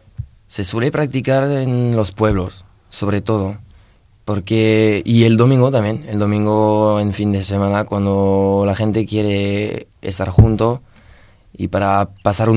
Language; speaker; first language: Spanish; non-native, learner; French